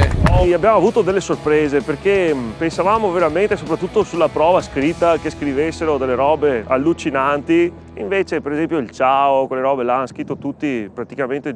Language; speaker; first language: Italian; native; Italian